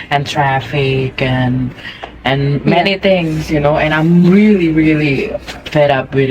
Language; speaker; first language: English; non-native, fluent; Indonesian